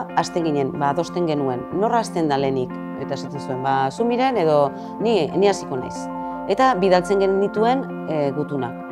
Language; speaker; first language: Basque; native; Basque